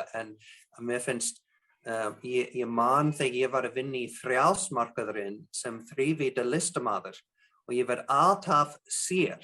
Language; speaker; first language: Icelandic; non-native, learner; English